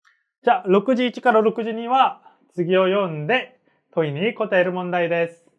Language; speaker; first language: Japanese; non-native, fluent; Korean